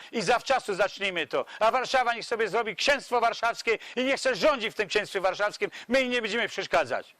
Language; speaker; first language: Polish; native; Polish